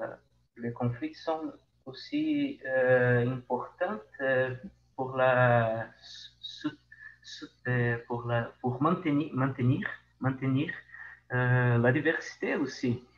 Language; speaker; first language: French; non-native, learner; Portuguese